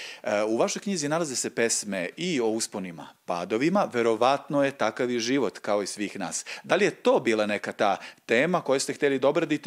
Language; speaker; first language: Serbian; native; Serbian